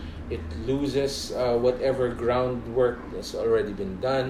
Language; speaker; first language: English; non-native, local second language; Filipino